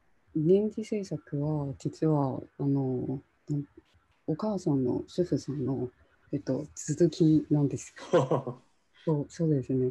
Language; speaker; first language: Japanese; non-native, local second language; Chinese